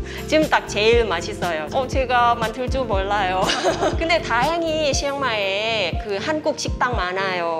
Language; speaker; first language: Korean; non-native, fluent; Thai